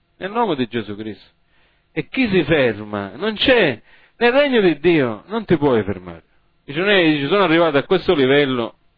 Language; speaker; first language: Italian; early bilingual, heritage; Italian